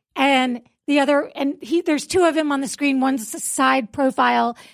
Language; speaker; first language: English; native; English